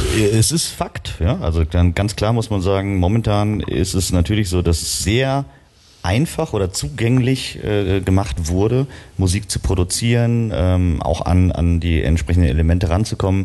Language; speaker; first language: German; native; German